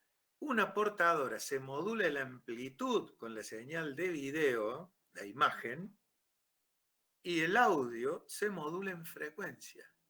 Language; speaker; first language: Spanish; native; Spanish